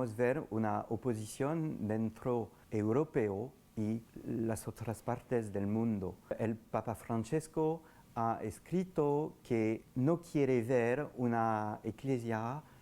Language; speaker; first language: Spanish; non-native, learner; Italian